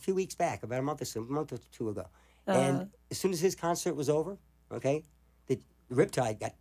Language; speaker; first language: English; native; English